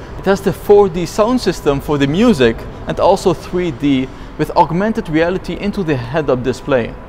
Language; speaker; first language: English; non-native, fluent; Dutch